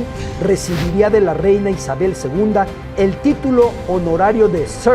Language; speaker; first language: Spanish; native; Spanish